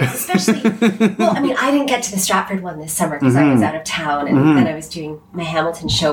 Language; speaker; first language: English; native; English